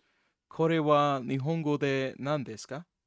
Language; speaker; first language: Japanese; non-native, learner; English